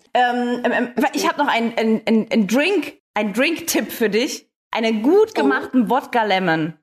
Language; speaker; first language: German; native; German